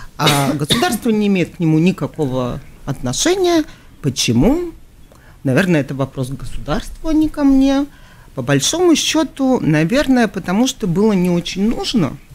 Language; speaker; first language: Russian; native; Russian